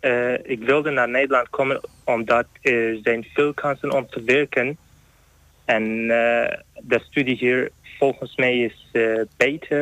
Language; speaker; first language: Dutch; non-native, learner; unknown